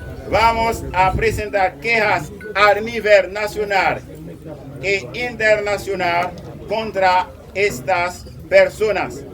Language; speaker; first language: Spanish; non-native, local second language; Haitian Creole